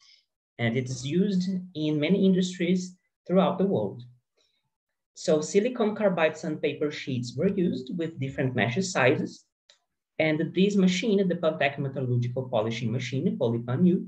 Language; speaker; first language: English; non-native, fluent; Portuguese